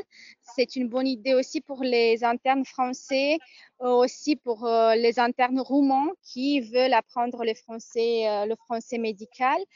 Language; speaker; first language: French; non-native, fluent; Romanian